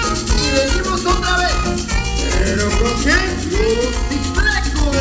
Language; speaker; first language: Spanish; native; Spanish